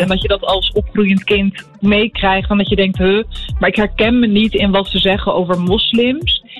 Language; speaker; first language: Dutch; early bilingual, other home language; Arabic